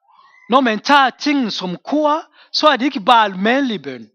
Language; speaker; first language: Swedish; non-native, learner; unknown